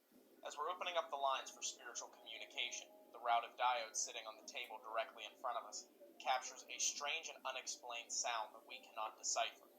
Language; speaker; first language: English; native; English